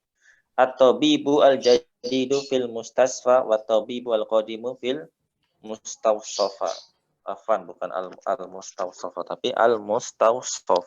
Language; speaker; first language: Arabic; non-native, fluent; Indonesian